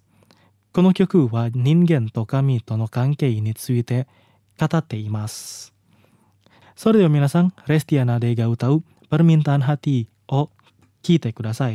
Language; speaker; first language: Japanese; non-native, fluent; Indonesian